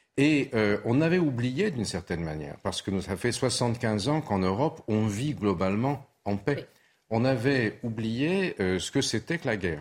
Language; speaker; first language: French; early bilingual, other home language; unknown